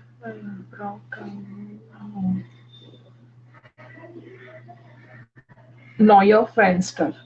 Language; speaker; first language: German; non-native, learner; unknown